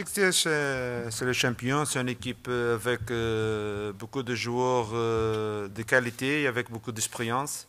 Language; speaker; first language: French; non-native, learner; Portuguese